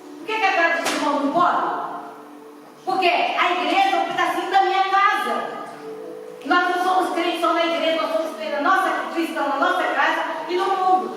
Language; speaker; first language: Portuguese; native; Portuguese